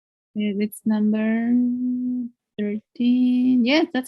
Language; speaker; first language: English; non-native, fluent; Spanish